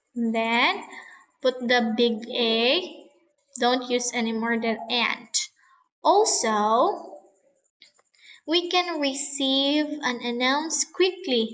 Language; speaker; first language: English; non-native, fluent; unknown